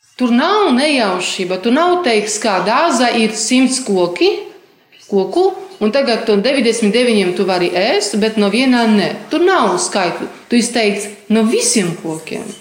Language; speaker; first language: Latvian; non-native, fluent; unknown